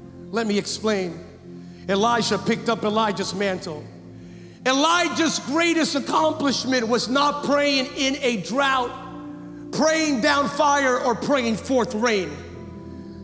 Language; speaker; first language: English; early bilingual, other home language; Spanish